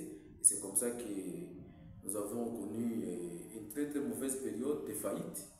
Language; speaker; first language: French; non-native, local second language; Swahili